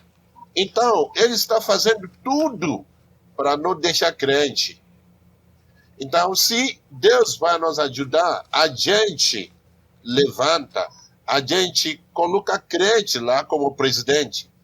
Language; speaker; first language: Portuguese; non-native, learner; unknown